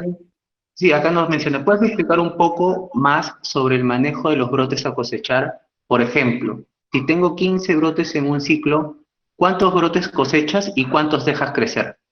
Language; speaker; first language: Spanish; native; Spanish